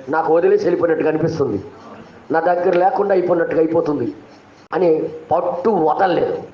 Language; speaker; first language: Telugu; non-native, local second language; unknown